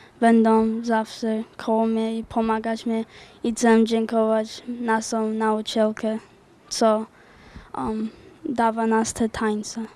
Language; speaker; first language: Polish; early bilingual, other home language; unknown